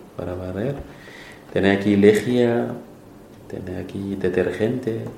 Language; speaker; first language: Spanish; non-native, learner; Wolof